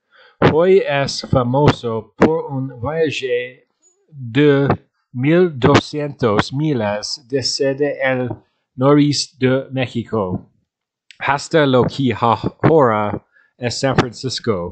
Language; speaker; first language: Spanish; non-native, learner; English